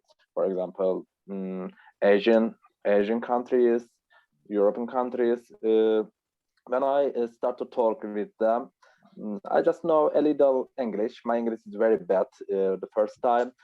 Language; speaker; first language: English; non-native, learner; Turkish